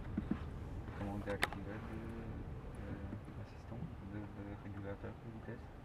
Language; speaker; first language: French; non-native, learner; Polish